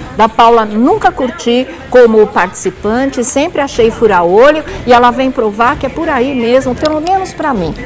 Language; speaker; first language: Portuguese; native; Portuguese